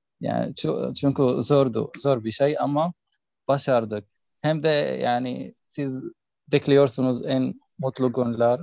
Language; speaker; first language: Turkish; non-native, learner; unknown